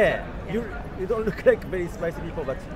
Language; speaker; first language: English; non-native, learner; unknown